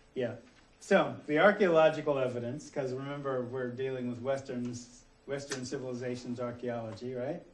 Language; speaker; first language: English; native; English